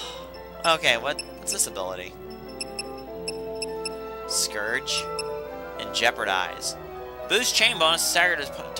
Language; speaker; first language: English; native; English